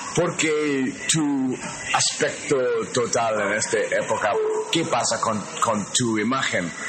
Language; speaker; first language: Spanish; non-native, learner; English